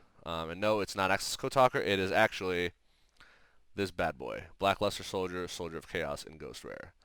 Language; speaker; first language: English; native; English